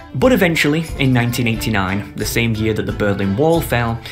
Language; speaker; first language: English; native; English